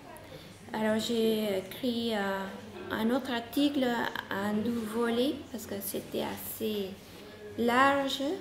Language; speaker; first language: French; non-native, fluent; Spanish